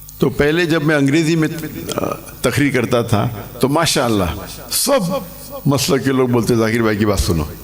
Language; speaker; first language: Urdu; non-native, local second language; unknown